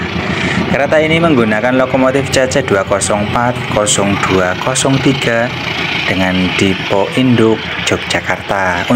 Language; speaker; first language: Indonesian; native; Indonesian